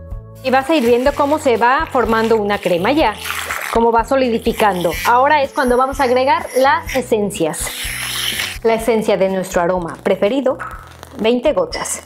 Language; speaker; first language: Spanish; native; Spanish